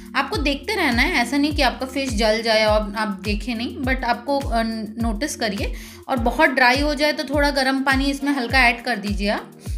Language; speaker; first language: Hindi; non-native, local second language; Bangla